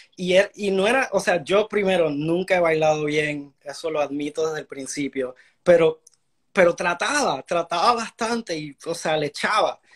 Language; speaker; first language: Spanish; early bilingual, heritage; Spanish